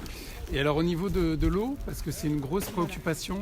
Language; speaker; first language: French; native; French